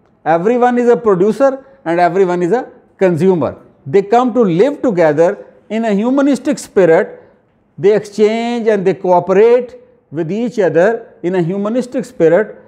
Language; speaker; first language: English; non-native, local second language; Urdu